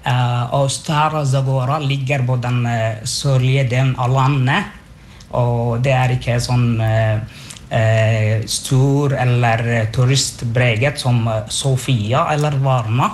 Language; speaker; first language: Norwegian; non-native, fluent; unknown